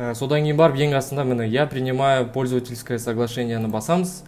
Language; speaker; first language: Russian; non-native, local second language; Kazakh